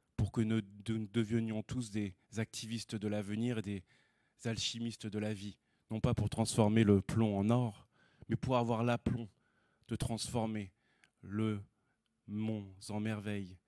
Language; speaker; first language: French; native; French